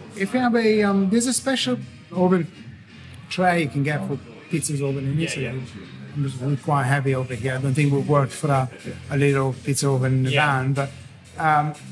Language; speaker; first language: English; non-native, fluent; Italian